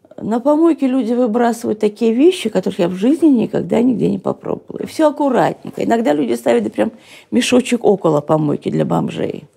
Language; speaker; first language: Russian; native; Russian